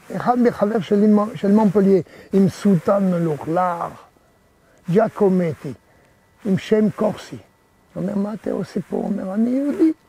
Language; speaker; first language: Hebrew; non-native, fluent; French